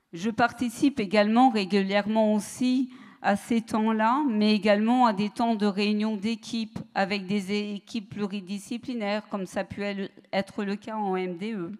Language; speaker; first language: French; native; French